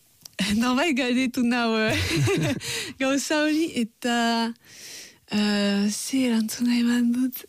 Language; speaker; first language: Basque; non-native, local second language; French